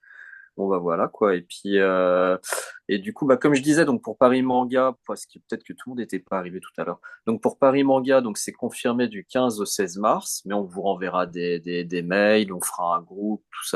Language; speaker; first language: French; native; French